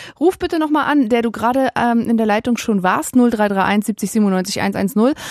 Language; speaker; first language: German; native; German